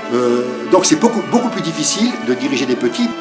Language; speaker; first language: French; native; French